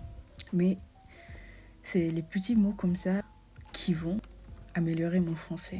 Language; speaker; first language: French; non-native, fluent; English